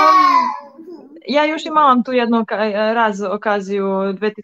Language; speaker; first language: Polish; non-native, learner; Serbian